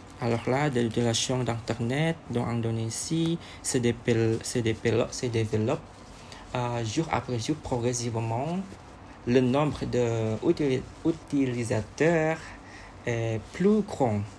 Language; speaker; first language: French; non-native, learner; Indonesian